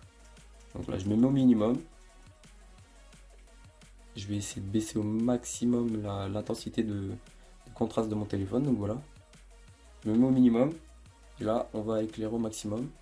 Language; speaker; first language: French; native; French